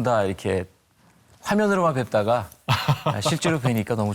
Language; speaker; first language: Korean; native; Korean